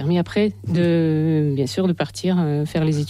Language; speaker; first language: French; non-native, fluent; Russian